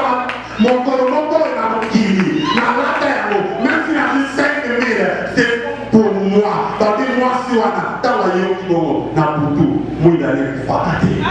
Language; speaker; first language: French; non-native, local second language; Lingala